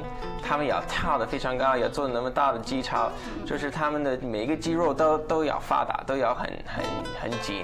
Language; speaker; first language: Chinese; non-native, fluent; English